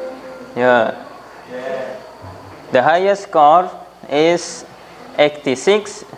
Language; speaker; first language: English; non-native, fluent; Indonesian